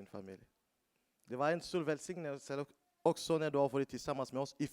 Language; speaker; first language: Swedish; non-native, learner; Lingala